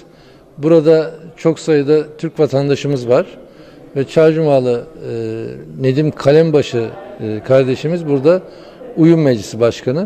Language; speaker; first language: Turkish; native; Turkish